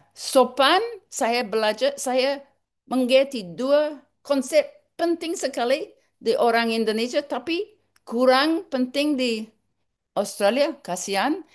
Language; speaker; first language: Indonesian; non-native, learner; English